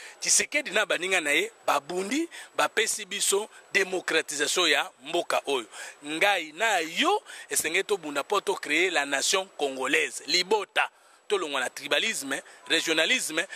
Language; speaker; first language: Lingala; non-native, local second language; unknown